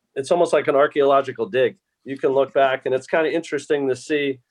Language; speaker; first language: English; native; English